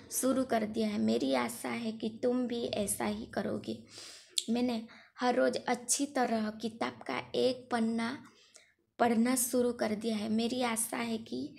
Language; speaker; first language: Hindi; non-native, local second language; Gujarati